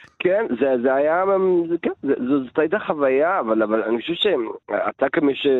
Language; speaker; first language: Hebrew; early bilingual, other home language; Amharic